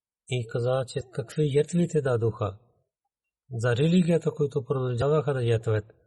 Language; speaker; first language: Bulgarian; non-native, learner; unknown